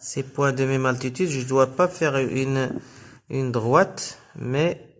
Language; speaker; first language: French; non-native, local second language; Arabic